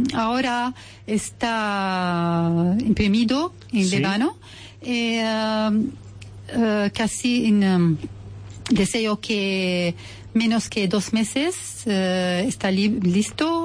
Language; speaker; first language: Spanish; non-native, learner; Arabic